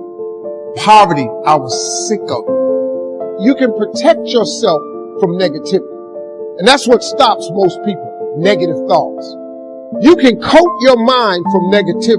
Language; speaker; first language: English; native; English